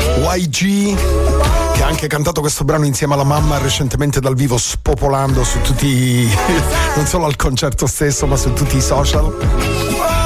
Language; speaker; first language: Italian; native; Italian